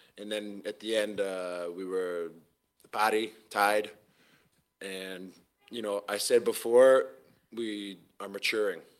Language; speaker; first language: English; native; English